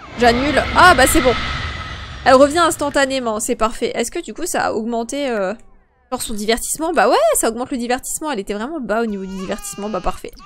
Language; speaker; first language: French; early bilingual, other home language; Polish